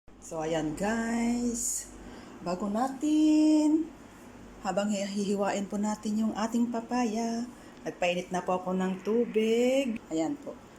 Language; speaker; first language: Filipino; non-native, local second language; Iloko